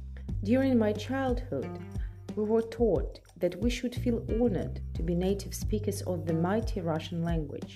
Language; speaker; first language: English; non-native, fluent; Russian